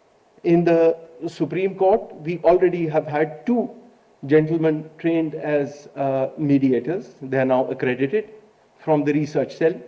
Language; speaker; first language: English; non-native, local second language; Urdu